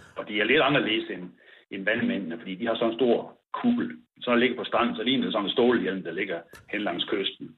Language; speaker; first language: Danish; native; Danish